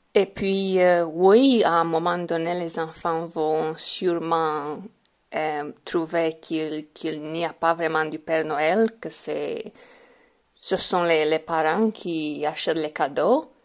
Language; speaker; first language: French; non-native, fluent; Romanian